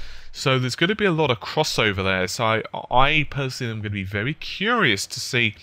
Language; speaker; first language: English; native; English